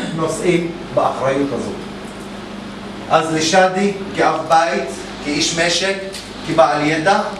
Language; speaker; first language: Hebrew; non-native, local second language; Arabic